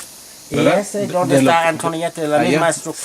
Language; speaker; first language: Spanish; non-native, fluent; English